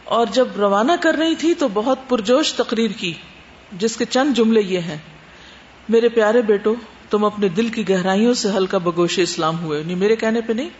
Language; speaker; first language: Urdu; native; Urdu